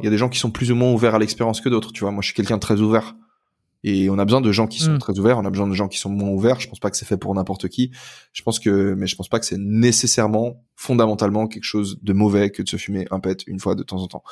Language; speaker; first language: French; native; French